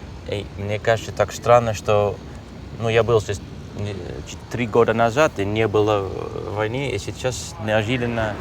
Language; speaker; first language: Russian; non-native, fluent; Dutch